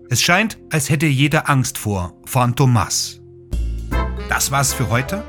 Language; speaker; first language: German; native; German